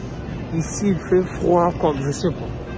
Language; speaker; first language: French; non-native, local second language; Lingala